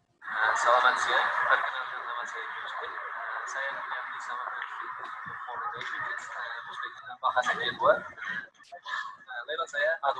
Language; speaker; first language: Indonesian; non-native, learner; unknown